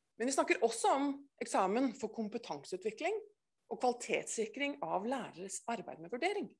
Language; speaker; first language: Norwegian; native; Norwegian